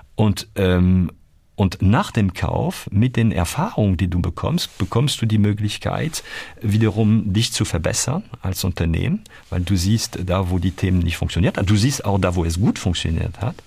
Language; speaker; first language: German; non-native, fluent; French